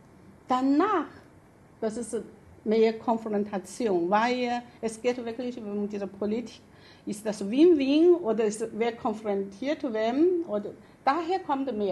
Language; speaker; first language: German; non-native, fluent; Chinese